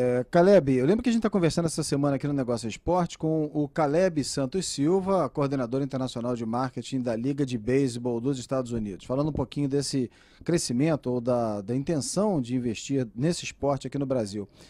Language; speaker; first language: Portuguese; native; Portuguese